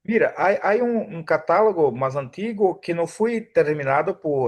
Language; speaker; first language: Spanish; non-native, fluent; Portuguese